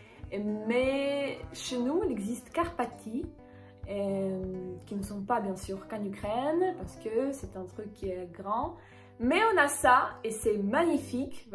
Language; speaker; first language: French; non-native, fluent; Ukrainian